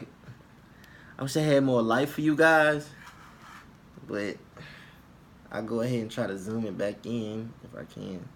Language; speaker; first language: English; native; English